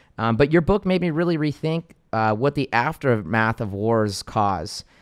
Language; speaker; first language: English; native; English